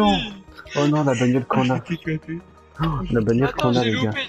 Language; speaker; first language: French; native; French